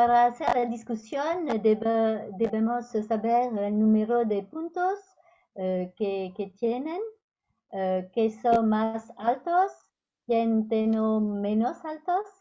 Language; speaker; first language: Spanish; non-native, fluent; French